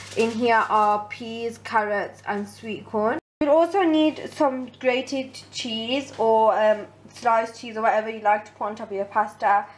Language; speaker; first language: English; early bilingual, other home language; Hindi